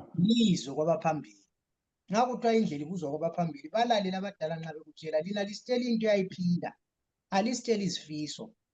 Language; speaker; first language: Zulu; native; Zulu